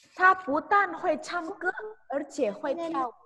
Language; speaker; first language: Chinese; non-native, fluent; Indonesian